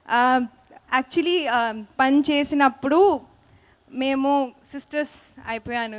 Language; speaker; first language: Telugu; non-native, fluent; Hindi